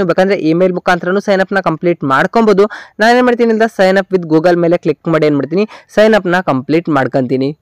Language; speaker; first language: Kannada; native; Kannada